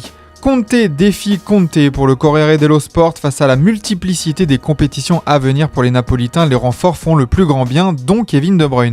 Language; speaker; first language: French; native; French